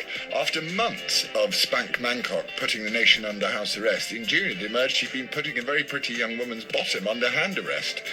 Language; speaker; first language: English; native; English